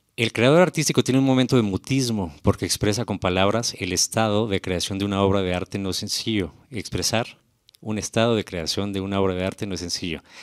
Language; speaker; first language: Spanish; native; Spanish